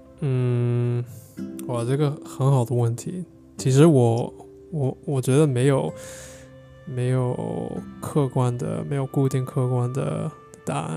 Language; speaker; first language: Chinese; non-native, learner; English